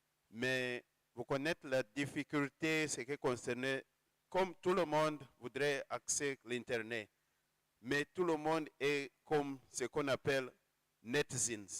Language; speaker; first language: French; non-native, learner; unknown